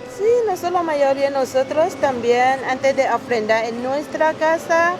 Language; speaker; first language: Spanish; non-native, learner; Thai